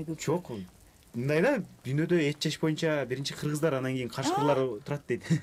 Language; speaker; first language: Kyrgyz; native; Kyrgyz